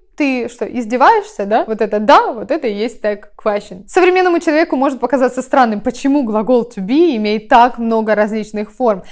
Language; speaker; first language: Russian; native; Russian